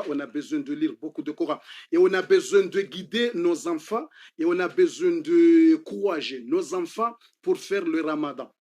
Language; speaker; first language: French; non-native, fluent; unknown